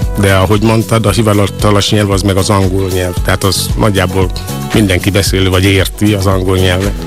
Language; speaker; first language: Hungarian; non-native, fluent; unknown